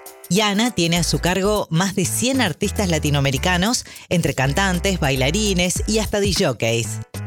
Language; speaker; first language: Spanish; native; Spanish